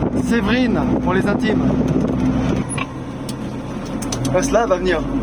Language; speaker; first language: French; native; French